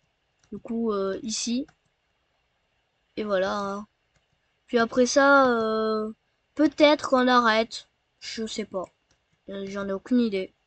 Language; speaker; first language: French; native; French